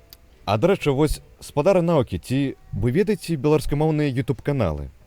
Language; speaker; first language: Belarusian; native; Belarusian